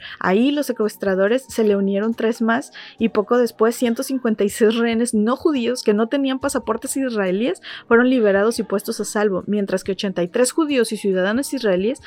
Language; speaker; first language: Spanish; native; Spanish